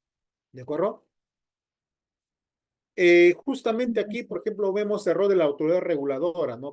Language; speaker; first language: Spanish; native; Spanish